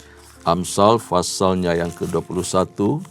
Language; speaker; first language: Indonesian; native; Indonesian